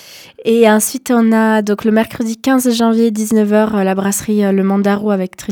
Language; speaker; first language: French; native; French